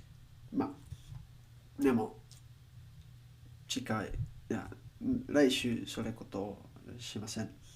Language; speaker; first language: Japanese; non-native, learner; Spanish